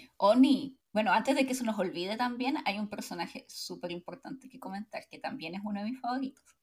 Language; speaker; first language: Spanish; native; Spanish